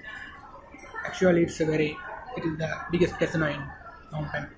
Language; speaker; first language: English; non-native, learner; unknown